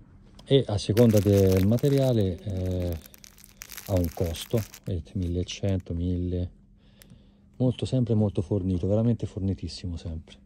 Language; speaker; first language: Italian; native; Italian